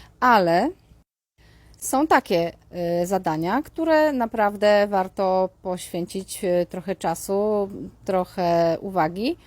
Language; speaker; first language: Polish; native; Polish